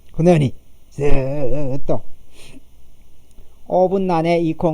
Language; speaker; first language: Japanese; non-native, fluent; Korean